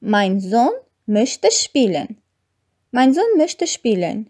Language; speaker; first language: German; non-native, fluent; Armenian